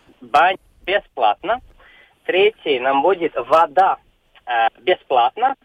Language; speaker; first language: Russian; non-native, local second language; Latvian